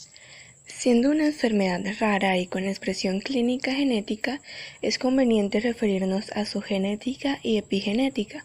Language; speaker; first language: Spanish; native; Spanish